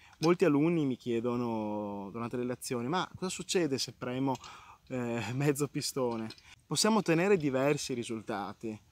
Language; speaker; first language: Italian; native; Italian